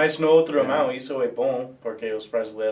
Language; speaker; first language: Portuguese; non-native, fluent; English